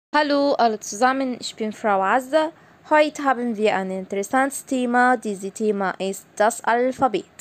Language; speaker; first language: German; non-native, fluent; Arabic